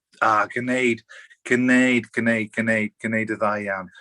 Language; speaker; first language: Welsh; non-native, learner; English